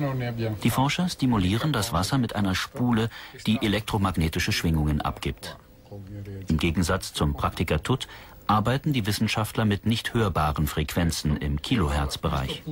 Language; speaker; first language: German; native; German